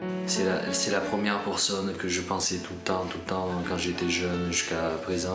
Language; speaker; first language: French; early bilingual, other home language; Korean